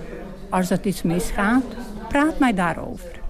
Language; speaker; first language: Dutch; non-native, learner; Bosnian